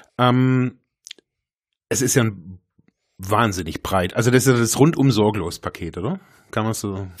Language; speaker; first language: German; native; German